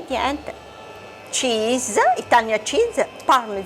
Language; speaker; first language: English; non-native, fluent; Italian